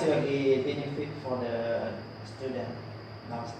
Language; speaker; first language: English; non-native, learner; Lao